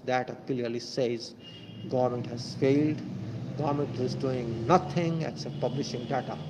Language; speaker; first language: English; non-native, local second language; Hindi